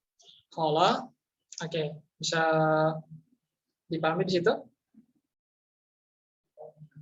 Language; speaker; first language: Indonesian; native; Indonesian